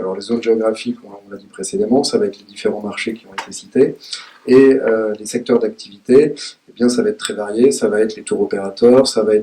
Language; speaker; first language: French; native; French